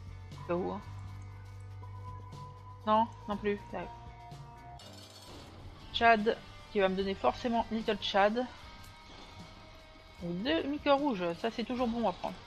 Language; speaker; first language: French; native; French